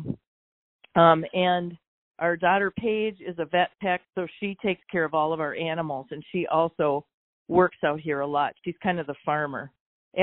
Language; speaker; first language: English; native; English